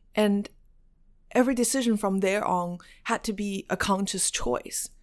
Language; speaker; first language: English; non-native, fluent; Chinese